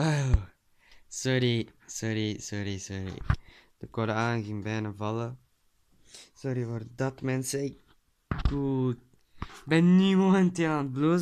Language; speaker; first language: Dutch; early bilingual, other home language; Turkish